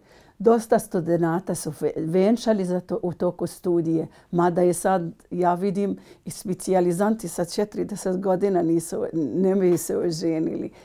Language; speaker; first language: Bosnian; non-native, learner; Arabic